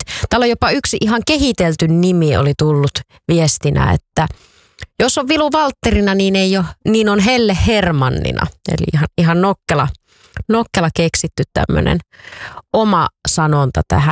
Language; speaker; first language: Finnish; native; Finnish